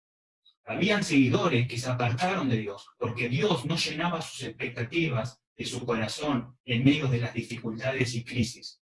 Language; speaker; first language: Spanish; early bilingual, other home language; Korean